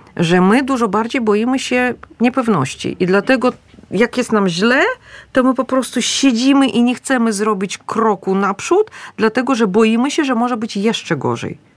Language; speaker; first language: Polish; non-native, fluent; Russian